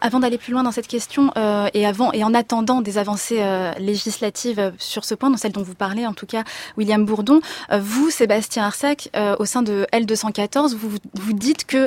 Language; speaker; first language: French; native; French